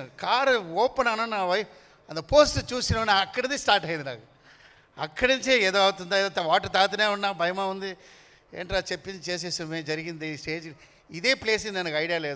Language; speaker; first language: Telugu; non-native, learner; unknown